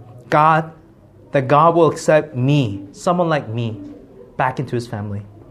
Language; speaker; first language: English; early bilingual, other home language; Korean